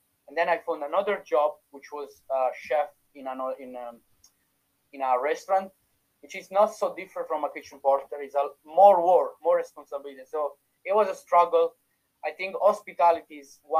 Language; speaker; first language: English; non-native, fluent; Italian